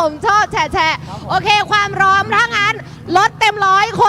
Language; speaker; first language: Thai; native; Thai